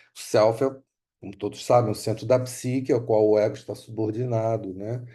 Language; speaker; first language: Portuguese; early bilingual, other home language; Italian